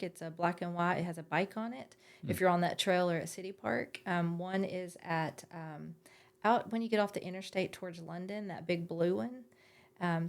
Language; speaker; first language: English; native; English